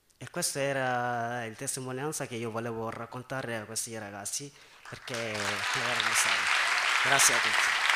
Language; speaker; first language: Italian; non-native, learner; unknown